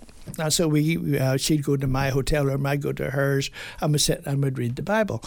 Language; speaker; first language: English; native; English